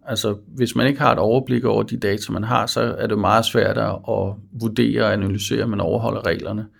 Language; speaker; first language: Danish; native; Danish